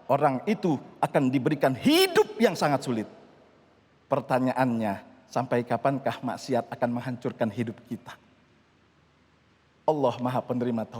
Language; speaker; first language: Indonesian; native; Indonesian